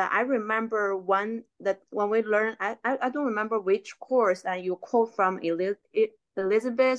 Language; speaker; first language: English; non-native, fluent; Chinese